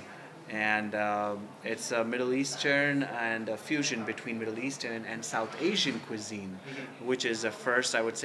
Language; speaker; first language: English; non-native, local second language; Hindi